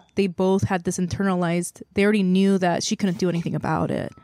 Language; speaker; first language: English; non-native, fluent; Korean